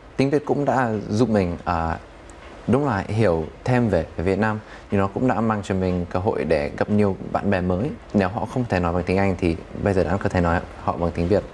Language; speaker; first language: Vietnamese; non-native, fluent; English